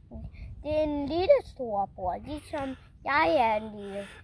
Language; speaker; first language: Danish; early bilingual, other home language; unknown